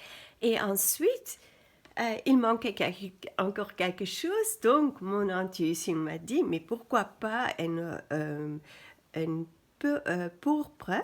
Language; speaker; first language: French; non-native, fluent; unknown